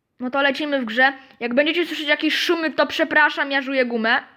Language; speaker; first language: Polish; native; Polish